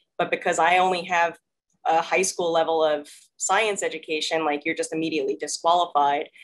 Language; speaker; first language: English; early bilingual, other home language; Korean